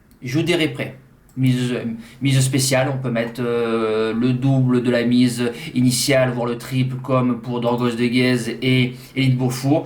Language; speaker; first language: French; native; French